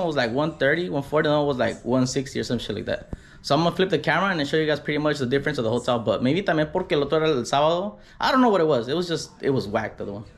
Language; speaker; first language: English; early bilingual, other home language; Spanish